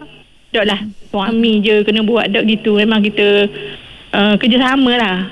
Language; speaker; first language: Malay; native; Malay